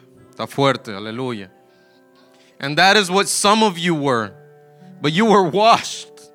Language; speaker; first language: English; early bilingual, other home language; Spanish